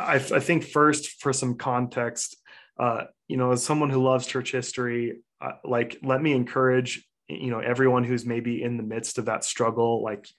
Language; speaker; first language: English; native; English